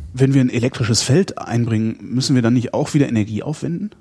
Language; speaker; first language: German; native; German